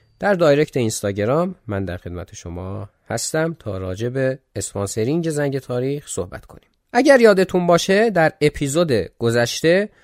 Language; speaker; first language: Persian; non-native, local second language; Azerbaijani